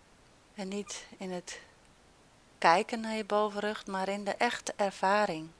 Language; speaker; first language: Dutch; native; Dutch